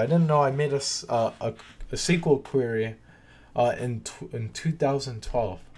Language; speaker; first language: English; native; English